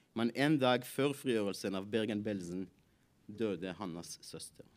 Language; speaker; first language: Norwegian; non-native, fluent; Hebrew